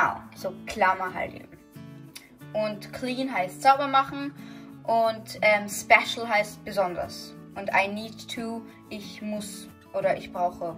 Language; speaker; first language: German; native; German